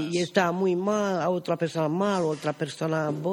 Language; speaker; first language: Spanish; non-native, learner; Romany